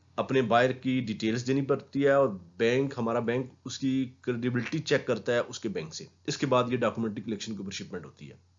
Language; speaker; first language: Urdu; non-native, local second language; Punjabi